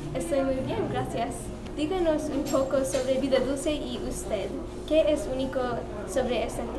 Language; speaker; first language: Spanish; non-native, learner; English